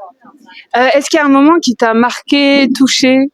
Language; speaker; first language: French; native; French